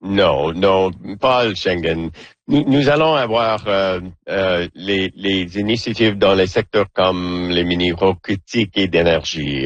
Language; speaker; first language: French; non-native, fluent; English